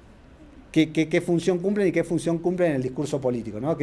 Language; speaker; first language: Spanish; native; Spanish